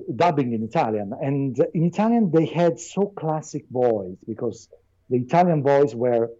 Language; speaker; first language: English; non-native, fluent; Italian